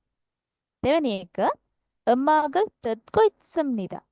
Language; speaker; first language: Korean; non-native, fluent; Sinhala